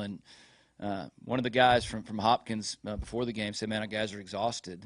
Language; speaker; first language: English; native; English